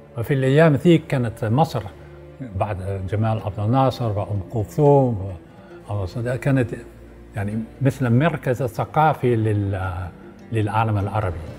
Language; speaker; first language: Arabic; non-native, fluent; Dutch